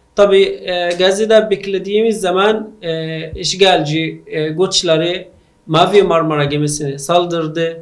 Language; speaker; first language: Turkish; non-native, fluent; Arabic